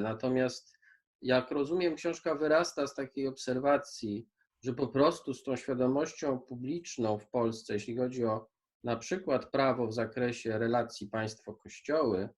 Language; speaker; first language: Polish; native; Polish